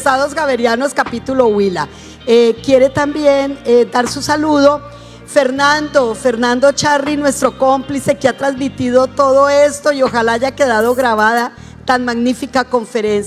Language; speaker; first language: Spanish; native; Spanish